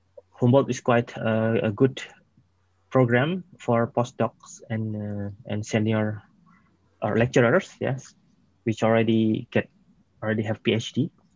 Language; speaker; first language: English; non-native, fluent; Indonesian